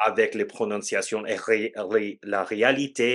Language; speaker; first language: French; non-native, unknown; English